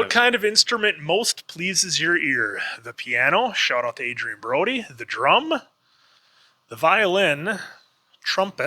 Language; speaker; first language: English; native; English